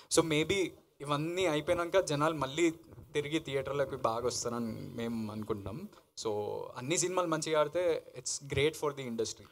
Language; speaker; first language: Telugu; native; Telugu